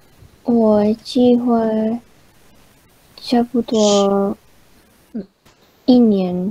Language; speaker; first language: Chinese; non-native, learner; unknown